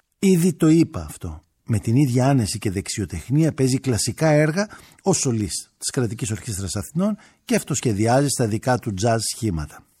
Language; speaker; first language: Greek; native; Greek